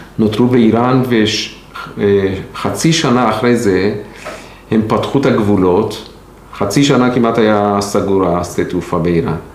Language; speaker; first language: Hebrew; non-native, fluent; Persian